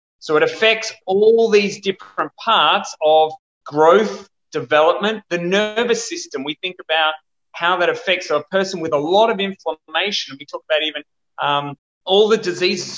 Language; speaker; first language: English; native; English